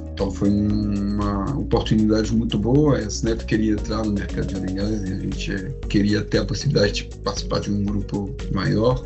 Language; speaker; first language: Portuguese; non-native, fluent; French